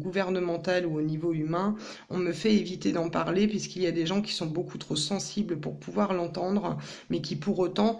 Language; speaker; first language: French; native; French